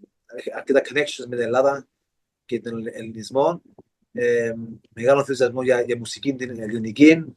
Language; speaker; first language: Greek; early bilingual, heritage; Greek